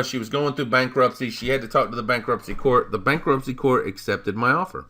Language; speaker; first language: English; native; English